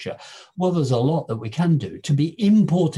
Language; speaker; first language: English; native; English